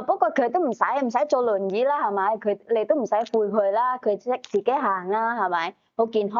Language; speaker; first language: Cantonese; native; Cantonese